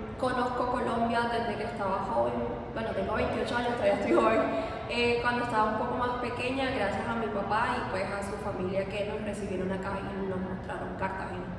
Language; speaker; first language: Spanish; native; Spanish